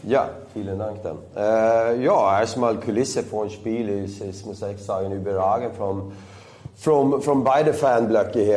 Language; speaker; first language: German; non-native, fluent; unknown